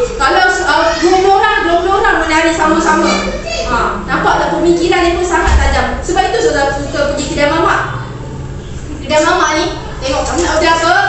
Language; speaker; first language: Malay; native; Malay